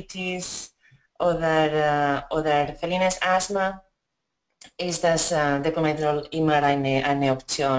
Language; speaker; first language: German; non-native, fluent; Spanish